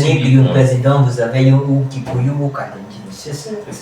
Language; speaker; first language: French; non-native, learner; Kamba